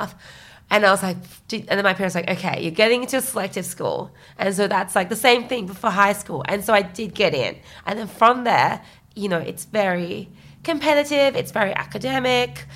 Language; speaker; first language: English; early bilingual, other home language; Chinese